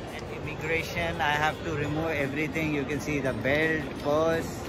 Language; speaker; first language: English; non-native, local second language; Hindi